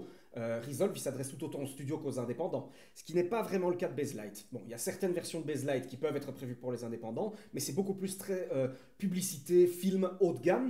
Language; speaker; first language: French; native; French